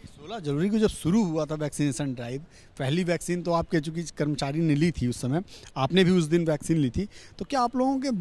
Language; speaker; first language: Hindi; native; Hindi